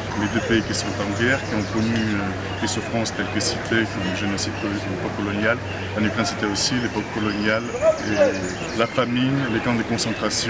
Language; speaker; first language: French; non-native, fluent; Ukrainian